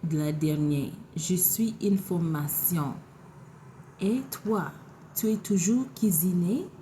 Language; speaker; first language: French; non-native, learner; English